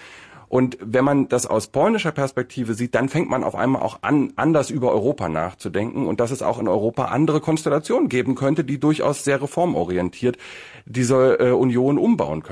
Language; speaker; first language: German; native; German